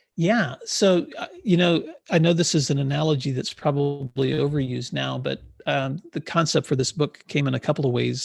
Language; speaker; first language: English; native; English